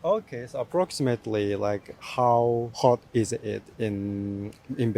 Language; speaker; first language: English; non-native, learner; Japanese